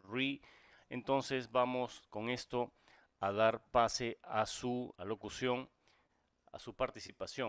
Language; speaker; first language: Spanish; native; Spanish